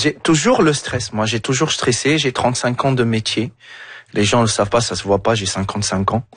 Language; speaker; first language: French; non-native, local second language; Arabic